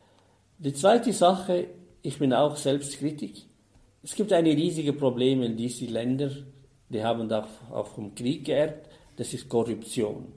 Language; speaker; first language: German; non-native, fluent; Arabic